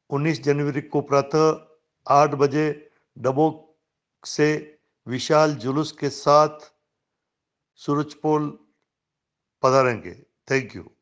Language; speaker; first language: Hindi; native; Hindi